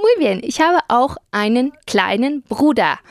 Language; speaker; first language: German; non-native, fluent; Spanish